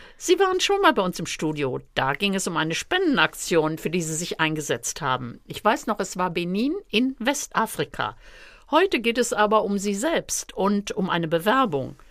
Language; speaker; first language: German; native; German